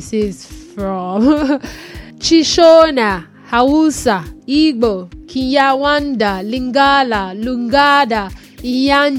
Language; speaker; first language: English; non-native, local second language; Yoruba